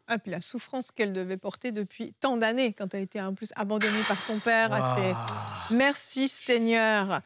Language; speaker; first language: French; native; French